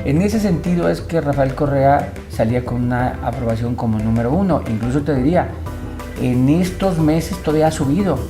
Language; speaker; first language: Spanish; native; Spanish